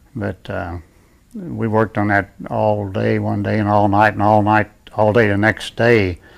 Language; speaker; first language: English; native; English